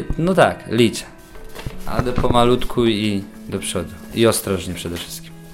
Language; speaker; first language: Polish; native; Polish